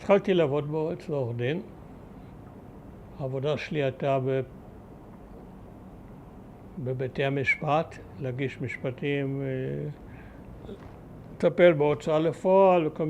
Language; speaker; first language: Hebrew; early bilingual, other home language; German